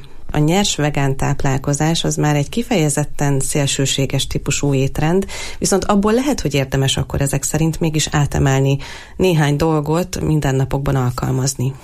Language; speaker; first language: Hungarian; native; Hungarian